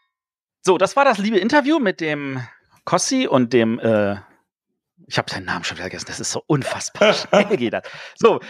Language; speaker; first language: German; native; German